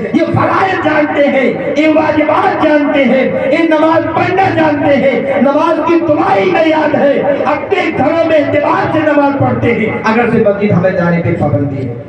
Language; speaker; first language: Urdu; native; Urdu